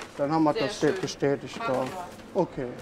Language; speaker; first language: German; native; German